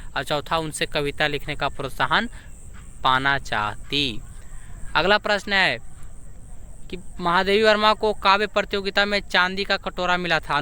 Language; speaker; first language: Hindi; native; Hindi